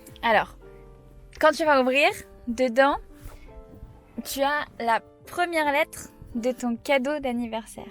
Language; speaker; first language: French; native; French